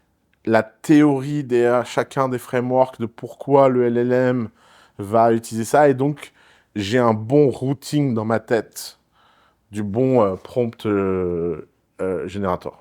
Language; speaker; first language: French; native; French